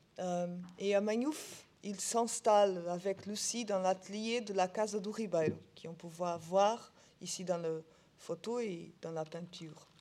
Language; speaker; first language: French; non-native, learner; Portuguese